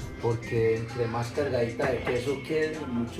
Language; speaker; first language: Spanish; native; Spanish